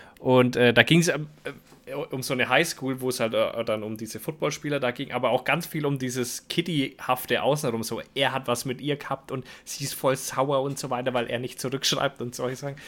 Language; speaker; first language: German; native; German